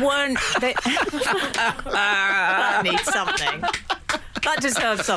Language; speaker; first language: English; native; English